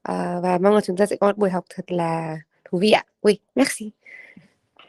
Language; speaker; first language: Vietnamese; native; Vietnamese